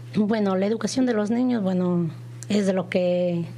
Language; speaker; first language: Spanish; native; Spanish